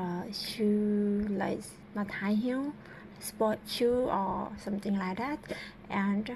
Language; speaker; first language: English; non-native, learner; Thai